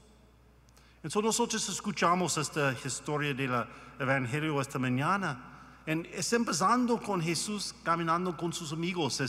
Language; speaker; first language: Spanish; non-native, learner; English